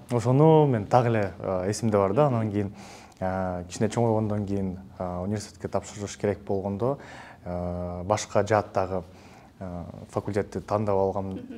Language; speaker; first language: Kyrgyz; native; Kyrgyz